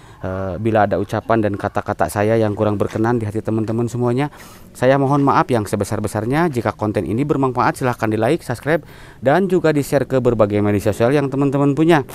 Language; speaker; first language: Indonesian; non-native, local second language; Sundanese